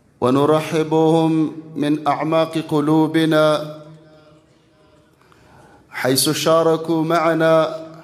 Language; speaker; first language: Arabic; non-native, fluent; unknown